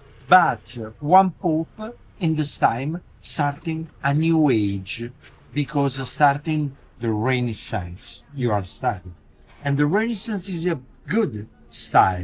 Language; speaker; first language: English; non-native, learner; Italian